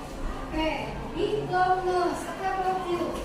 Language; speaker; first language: English; non-native, learner; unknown